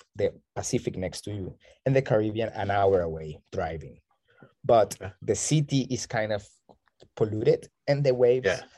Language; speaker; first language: English; non-native, fluent; Spanish